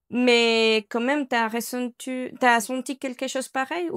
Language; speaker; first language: French; non-native, learner; Spanish